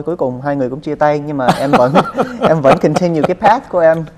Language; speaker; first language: Vietnamese; early bilingual, other home language; English